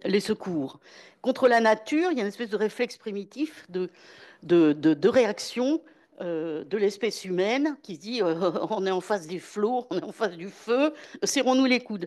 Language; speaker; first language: French; native; French